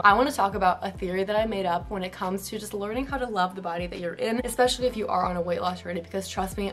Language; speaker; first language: English; native; English